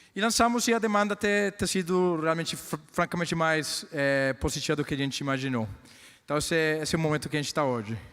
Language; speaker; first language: Portuguese; non-native, fluent; Spanish